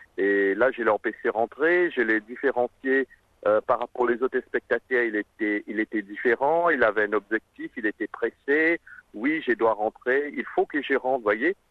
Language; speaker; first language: French; non-native, local second language; Morisyen